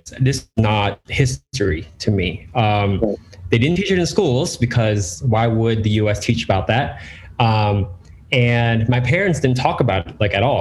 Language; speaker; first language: English; native; English